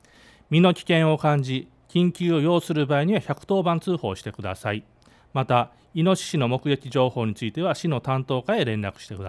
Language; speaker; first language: Japanese; native; Japanese